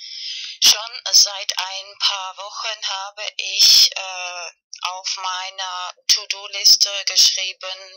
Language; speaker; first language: German; non-native, learner; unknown